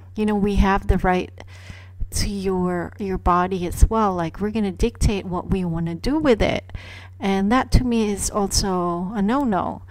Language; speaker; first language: English; non-native, local second language; Cebuano